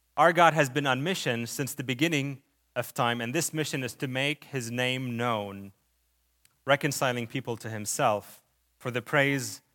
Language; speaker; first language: English; early bilingual, other home language; Arabic